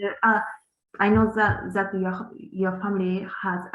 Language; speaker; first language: English; non-native, learner; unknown